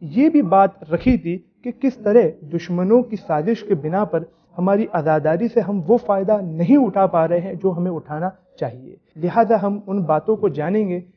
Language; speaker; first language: Urdu; native; Urdu